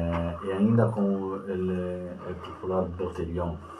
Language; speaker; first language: Portuguese; non-native, fluent; Italian